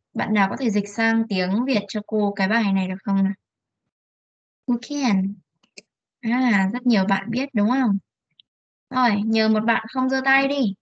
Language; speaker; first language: Vietnamese; native; Vietnamese